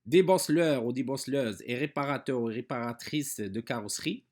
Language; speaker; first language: French; non-native, local second language; Arabic